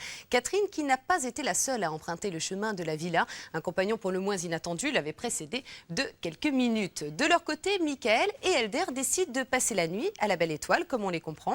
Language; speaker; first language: French; native; French